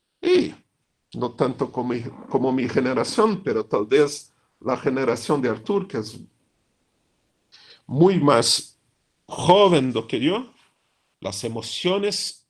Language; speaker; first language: Spanish; non-native, fluent; Portuguese